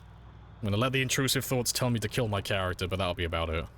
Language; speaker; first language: English; native; English